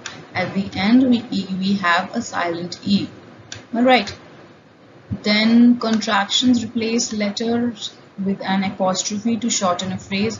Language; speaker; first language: English; non-native, local second language; Hindi